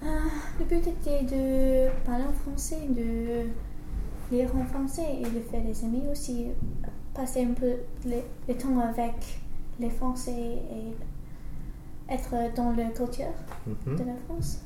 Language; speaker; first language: French; non-native, learner; English